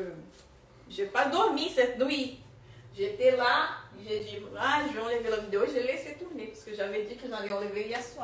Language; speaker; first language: French; non-native, fluent; Portuguese